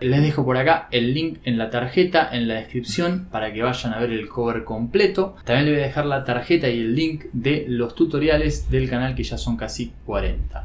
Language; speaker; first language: Spanish; native; Spanish